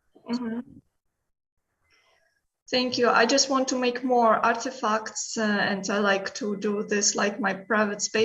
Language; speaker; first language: English; non-native, learner; Russian